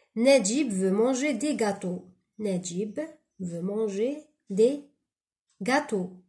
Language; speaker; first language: French; non-native, local second language; Arabic